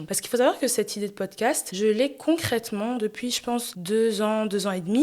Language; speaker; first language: French; native; French